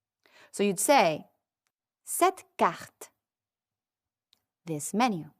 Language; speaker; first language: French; non-native, fluent; English